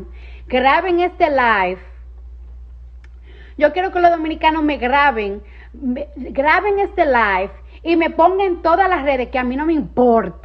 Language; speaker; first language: Spanish; early bilingual, heritage; Spanish